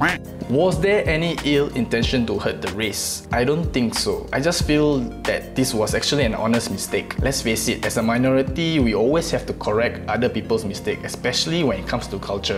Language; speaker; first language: English; non-native, local second language; Malay